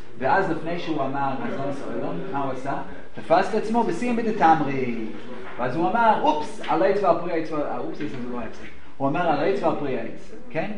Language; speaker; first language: Hebrew; non-native, fluent; English